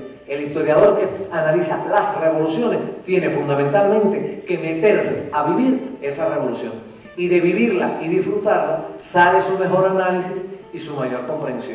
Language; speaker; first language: Spanish; native; Spanish